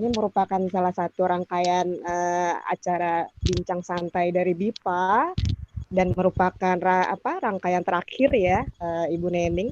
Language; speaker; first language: Indonesian; native; Indonesian